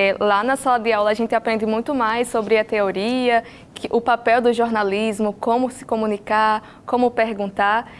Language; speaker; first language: Portuguese; native; Portuguese